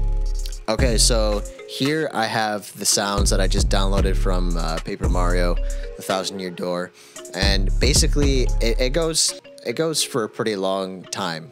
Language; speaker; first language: English; native; English